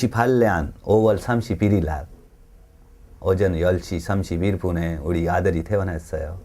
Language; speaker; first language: Korean; non-native, learner; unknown